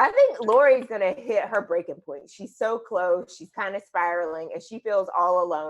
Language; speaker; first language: English; native; English